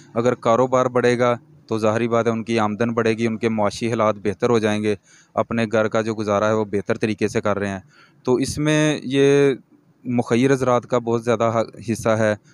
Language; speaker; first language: Urdu; non-native, local second language; Punjabi